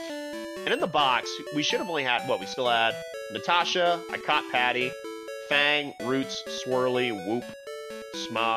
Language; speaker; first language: English; native; English